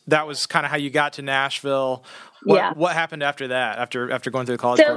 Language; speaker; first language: English; native; English